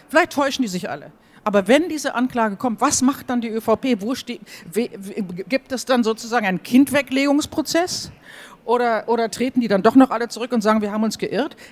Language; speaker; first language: German; native; German